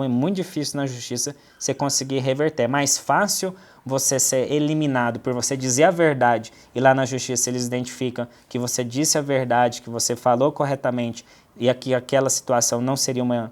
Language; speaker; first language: Portuguese; native; Portuguese